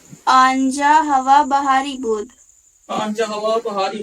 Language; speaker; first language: Persian; non-native, learner; Urdu